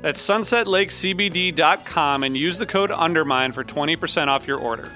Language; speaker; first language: English; native; English